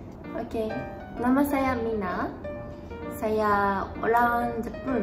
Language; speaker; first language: Malay; non-native, learner; Japanese